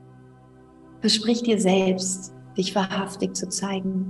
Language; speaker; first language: German; native; German